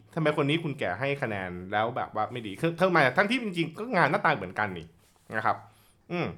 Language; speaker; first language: Thai; native; Thai